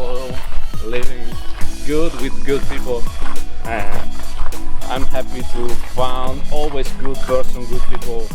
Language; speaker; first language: English; non-native, learner; Italian